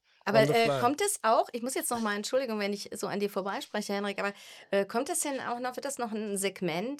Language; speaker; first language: German; native; German